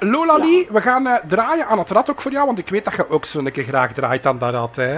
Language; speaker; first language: Dutch; native; Dutch